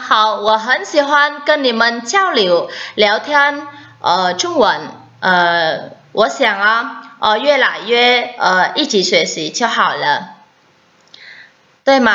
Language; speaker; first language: Chinese; non-native, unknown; Vietnamese